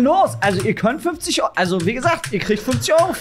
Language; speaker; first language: German; native; German